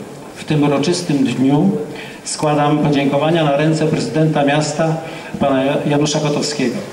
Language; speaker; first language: Polish; native; Polish